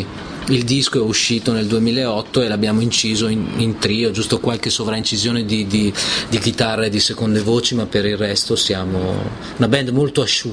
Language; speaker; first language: Italian; native; Italian